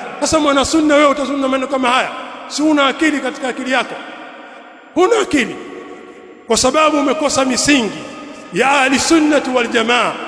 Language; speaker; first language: Swahili; native; Swahili